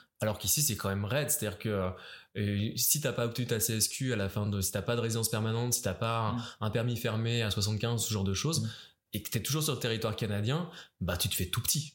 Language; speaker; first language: French; native; French